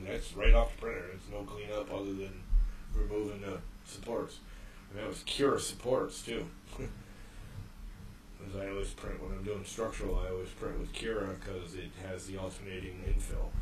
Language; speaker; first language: English; native; English